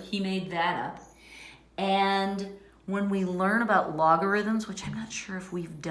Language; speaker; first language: English; native; English